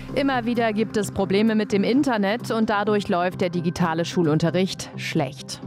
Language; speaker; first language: German; native; German